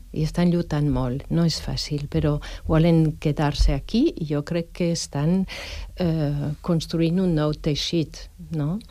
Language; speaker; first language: Catalan; non-native, fluent; French